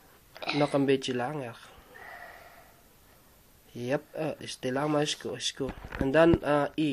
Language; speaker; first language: Dutch; non-native, learner; Filipino